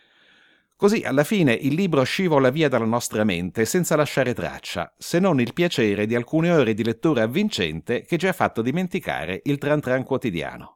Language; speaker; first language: Italian; native; Italian